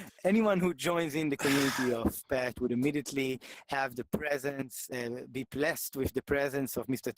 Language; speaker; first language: English; non-native, fluent; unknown